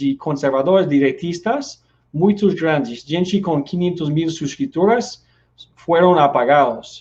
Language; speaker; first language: Portuguese; non-native, learner; Spanish